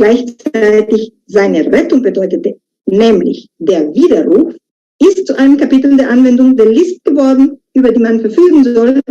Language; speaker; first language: German; non-native, fluent; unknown